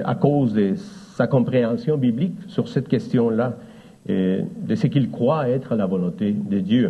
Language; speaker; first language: French; native; French